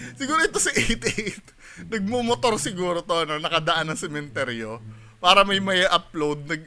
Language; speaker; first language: Filipino; native; Filipino